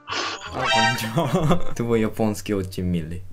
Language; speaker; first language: Russian; non-native, learner; Japanese